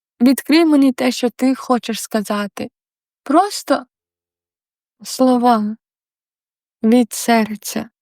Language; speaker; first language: Ukrainian; non-native, local second language; Russian